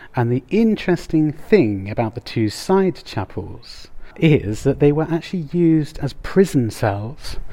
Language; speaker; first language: English; native; English